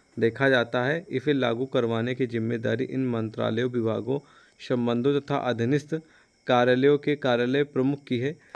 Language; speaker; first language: Hindi; native; Hindi